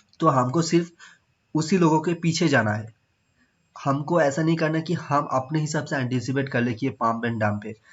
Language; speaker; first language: Hindi; non-native, local second language; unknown